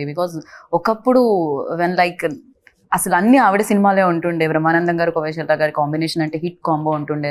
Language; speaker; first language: Telugu; native; Telugu